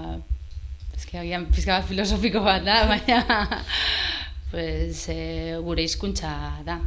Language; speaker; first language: Basque; non-native, local second language; Spanish